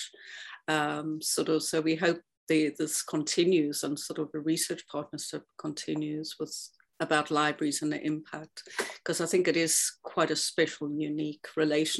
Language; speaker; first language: English; native; English